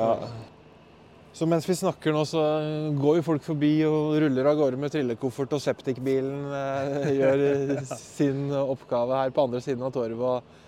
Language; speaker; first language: Norwegian; native; Norwegian